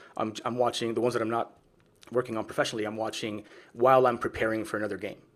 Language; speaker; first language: English; early bilingual, other home language; Spanish